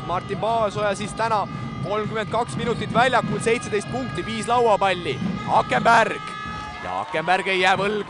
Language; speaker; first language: Estonian; native; Estonian